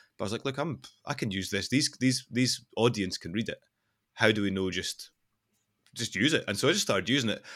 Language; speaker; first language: English; non-native, local second language; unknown